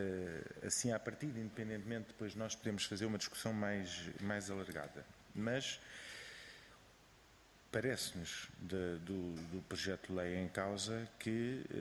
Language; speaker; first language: Portuguese; native; Portuguese